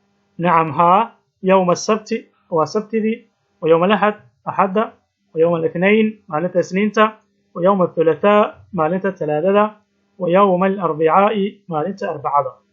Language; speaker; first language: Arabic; non-native, fluent; Somali